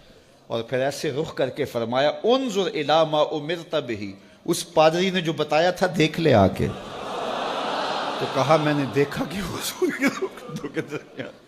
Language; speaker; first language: Urdu; native; Urdu